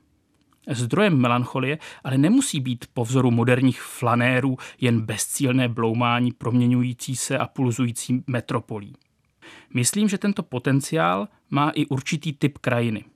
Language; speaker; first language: Czech; native; Czech